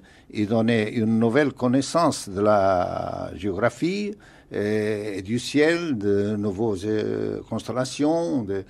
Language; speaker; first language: French; non-native, fluent; Portuguese